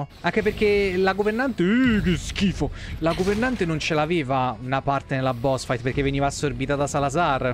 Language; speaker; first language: Italian; native; Italian